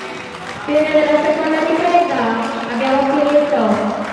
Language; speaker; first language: Italian; native; Italian